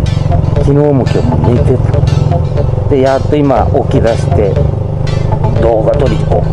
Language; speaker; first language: Japanese; native; Japanese